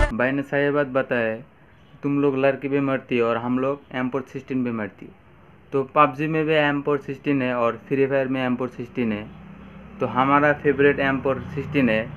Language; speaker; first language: Hindi; non-native, local second language; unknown